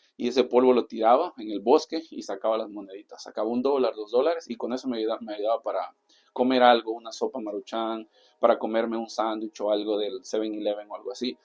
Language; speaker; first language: Spanish; native; Spanish